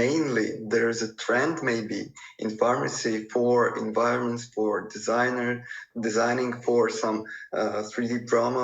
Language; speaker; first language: English; non-native, fluent; Russian